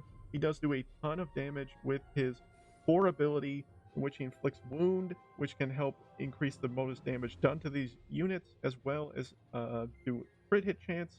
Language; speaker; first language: English; native; English